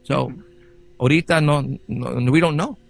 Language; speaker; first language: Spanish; early bilingual, heritage; Spanish